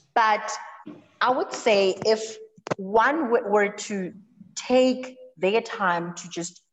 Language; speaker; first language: English; non-native, local second language; Zulu